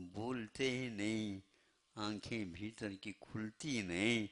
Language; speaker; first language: Hindi; non-native, local second language; Kannada